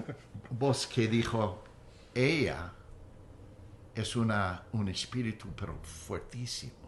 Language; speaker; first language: Spanish; non-native, fluent; English